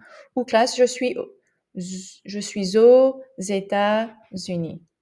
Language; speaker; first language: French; non-native, fluent; English